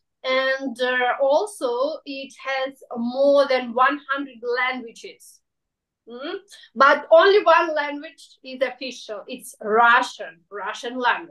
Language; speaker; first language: English; non-native, fluent; Russian